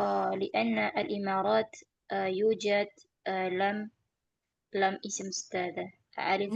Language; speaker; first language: Arabic; non-native, learner; Indonesian